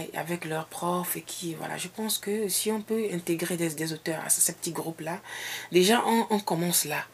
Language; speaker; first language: French; non-native, local second language; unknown